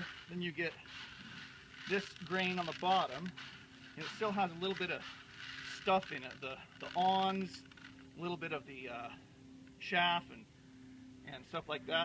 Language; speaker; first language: English; native; English